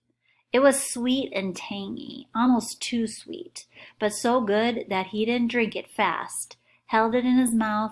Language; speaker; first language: English; native; English